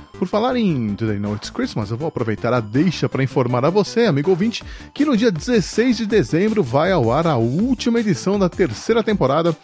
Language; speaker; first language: Portuguese; native; Portuguese